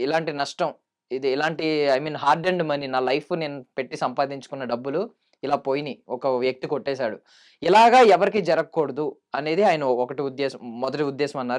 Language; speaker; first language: Telugu; native; Telugu